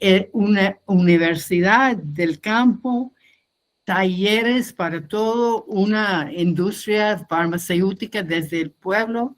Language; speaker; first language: Spanish; non-native, fluent; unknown